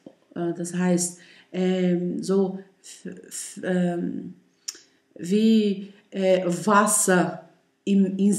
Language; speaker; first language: German; non-native, learner; Portuguese